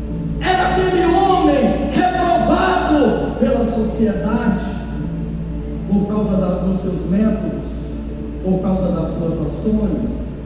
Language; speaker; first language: Portuguese; native; Portuguese